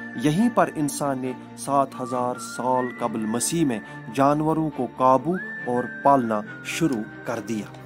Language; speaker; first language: Urdu; non-native, local second language; Kashmiri